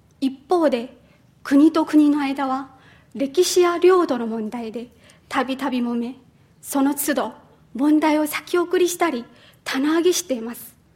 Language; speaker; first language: Japanese; non-native, fluent; Chinese